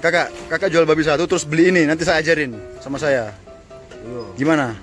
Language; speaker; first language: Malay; non-native, local second language; Javanese